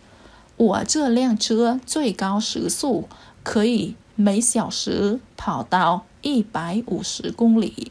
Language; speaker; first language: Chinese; non-native, fluent; Vietnamese